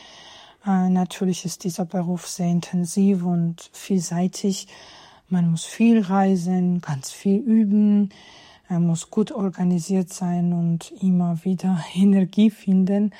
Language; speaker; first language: German; non-native, fluent; Georgian